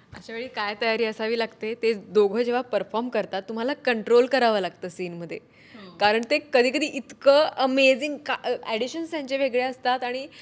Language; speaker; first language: Marathi; native; Marathi